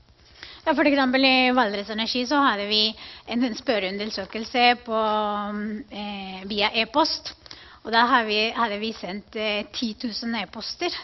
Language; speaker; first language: Norwegian; non-native, fluent; Spanish